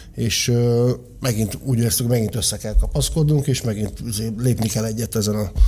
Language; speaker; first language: Hungarian; native; Hungarian